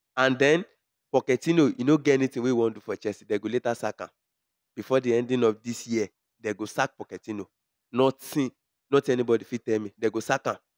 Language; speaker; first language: Nigerian Pidgin; non-native, local second language; Yoruba